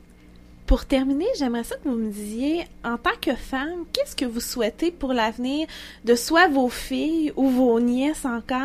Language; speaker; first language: French; native; French